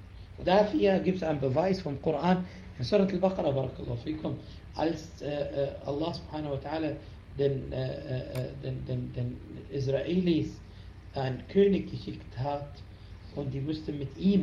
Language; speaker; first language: German; non-native, fluent; Arabic